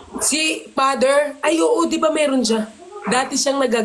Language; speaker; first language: Filipino; native; Filipino